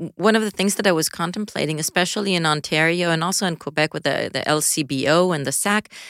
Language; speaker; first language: English; native; English